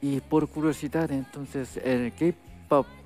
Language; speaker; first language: Spanish; non-native, fluent; Korean